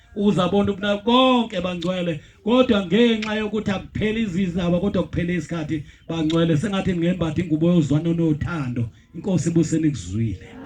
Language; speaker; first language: Zulu; native; Zulu